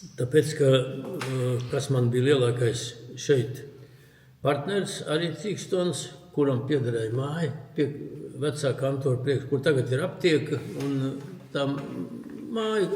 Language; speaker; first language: Latvian; non-native, local second language; Russian